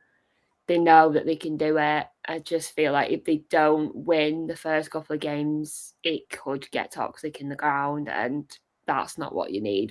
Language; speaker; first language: English; native; English